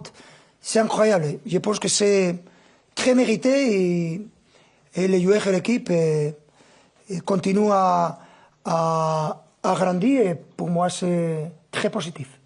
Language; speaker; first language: French; non-native, fluent; Spanish